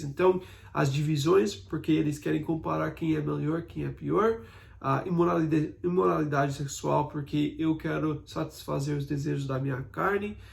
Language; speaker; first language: Portuguese; non-native, fluent; English